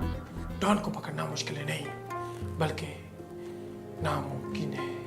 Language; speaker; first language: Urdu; non-native, local second language; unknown